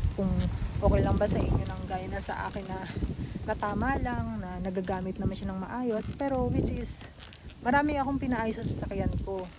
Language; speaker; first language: Filipino; native; Filipino